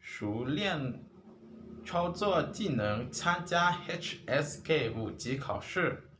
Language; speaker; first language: Chinese; non-native, learner; Lao